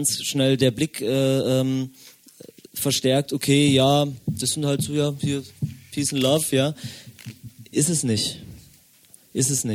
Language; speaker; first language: German; native; German